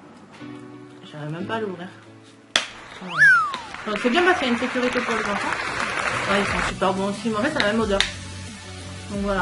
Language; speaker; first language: French; native; French